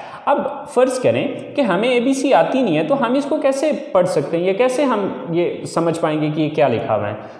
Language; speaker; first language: Urdu; native; Urdu